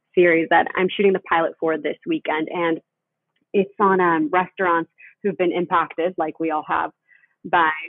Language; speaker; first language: English; early bilingual, other home language; Spanish